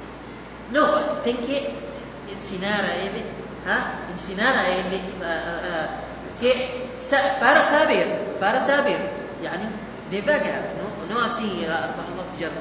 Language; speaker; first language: Portuguese; non-native, fluent; Arabic